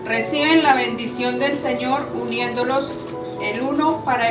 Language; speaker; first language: Spanish; native; Spanish